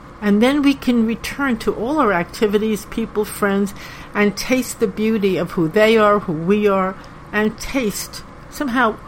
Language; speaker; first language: English; native; English